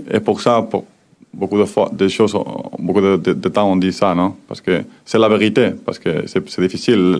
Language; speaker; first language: French; non-native, learner; Spanish